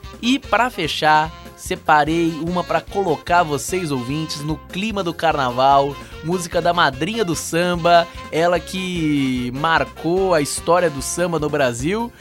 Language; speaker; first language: Portuguese; native; Portuguese